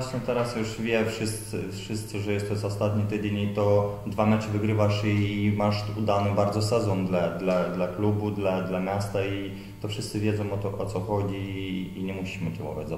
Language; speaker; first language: Polish; non-native, fluent; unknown